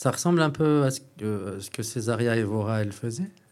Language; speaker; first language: French; native; French